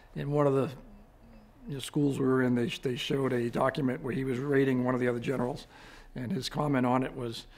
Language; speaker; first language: English; native; English